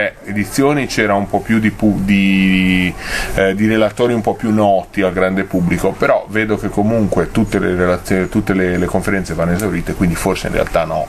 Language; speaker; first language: Italian; native; Italian